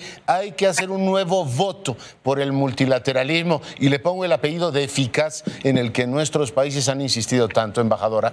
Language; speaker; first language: Spanish; native; Spanish